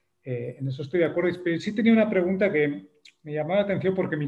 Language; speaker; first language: Spanish; native; Spanish